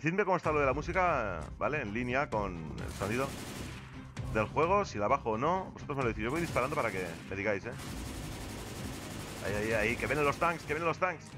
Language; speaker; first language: Spanish; native; Spanish